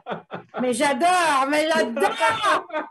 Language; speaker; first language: French; non-native, local second language; Italian